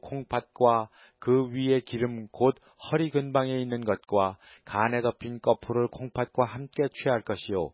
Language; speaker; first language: Korean; native; Korean